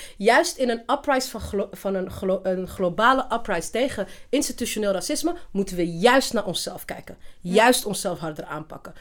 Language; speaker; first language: Dutch; early bilingual, other home language; Riffian